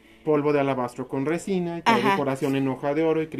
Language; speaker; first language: Spanish; native; Spanish